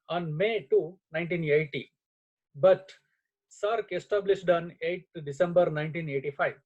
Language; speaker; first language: English; non-native, local second language; Kannada